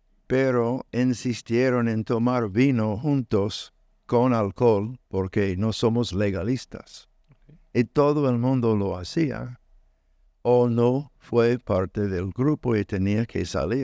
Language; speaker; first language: Spanish; non-native, learner; English